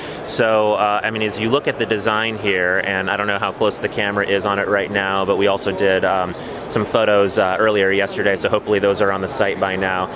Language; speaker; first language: English; native; English